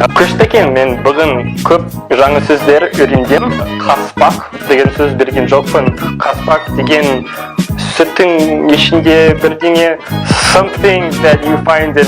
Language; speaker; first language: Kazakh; non-native, fluent; English